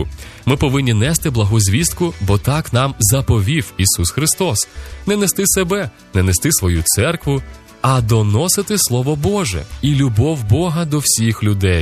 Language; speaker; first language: Ukrainian; native; Ukrainian